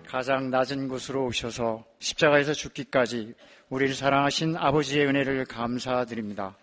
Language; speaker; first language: Korean; native; Korean